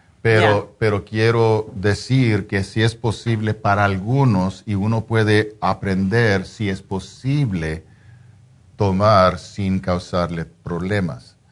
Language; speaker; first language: Spanish; non-native, fluent; English